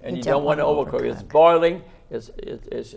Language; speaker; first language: English; native; English